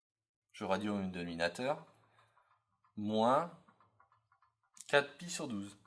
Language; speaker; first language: French; native; French